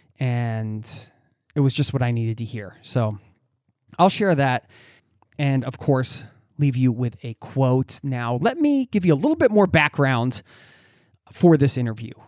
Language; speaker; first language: English; native; English